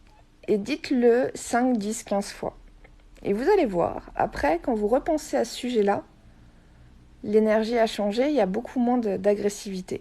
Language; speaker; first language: French; native; French